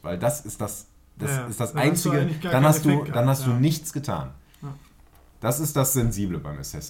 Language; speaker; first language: German; native; German